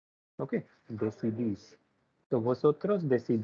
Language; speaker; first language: Spanish; non-native, fluent; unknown